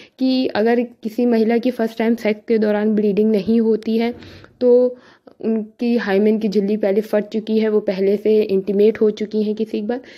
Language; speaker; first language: Hindi; native; Hindi